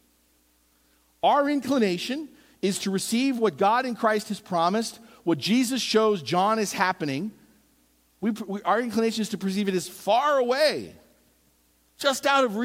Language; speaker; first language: English; native; English